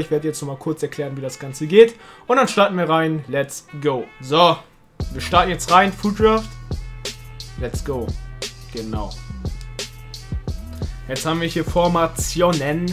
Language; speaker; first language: German; early bilingual, other home language; Turkish